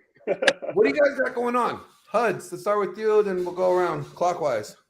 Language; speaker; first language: English; native; English